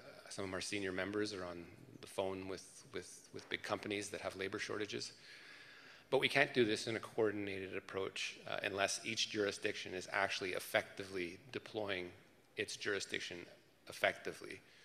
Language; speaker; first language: English; early bilingual, other home language; French